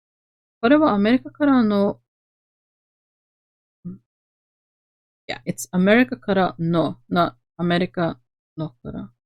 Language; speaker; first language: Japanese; non-native, learner; Norwegian